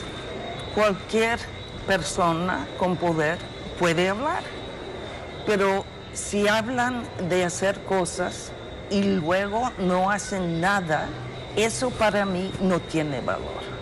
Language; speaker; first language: Spanish; non-native, fluent; English